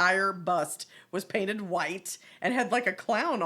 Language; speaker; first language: English; native; English